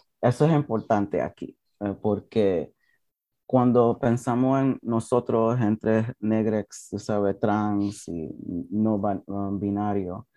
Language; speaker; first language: Spanish; early bilingual, heritage; English